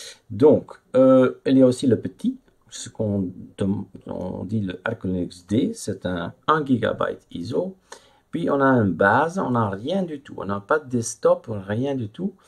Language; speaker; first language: French; non-native, fluent; Dutch